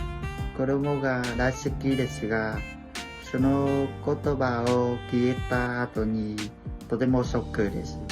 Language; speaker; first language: Japanese; non-native, learner; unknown